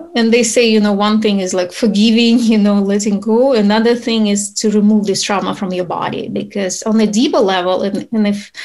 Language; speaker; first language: English; non-native, fluent; Ukrainian